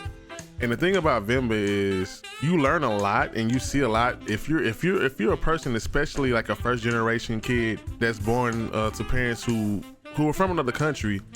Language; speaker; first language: English; native; English